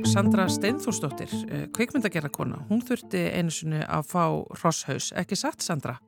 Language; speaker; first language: Icelandic; native; Icelandic